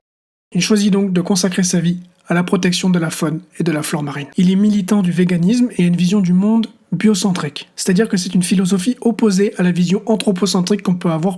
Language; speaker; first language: French; native; French